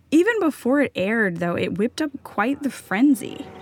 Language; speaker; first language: English; native; English